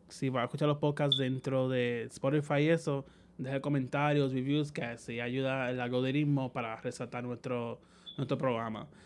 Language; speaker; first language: Spanish; native; Spanish